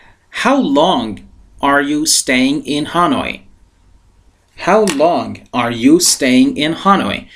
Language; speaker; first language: English; non-native, fluent; Persian